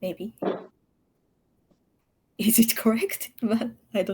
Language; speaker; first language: English; non-native, learner; Japanese